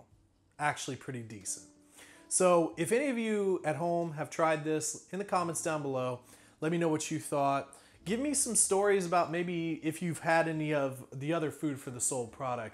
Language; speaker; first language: English; native; English